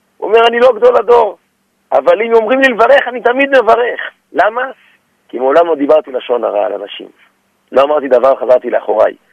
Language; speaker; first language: Hebrew; native; Hebrew